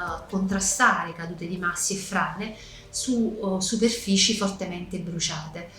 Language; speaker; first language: Italian; native; Italian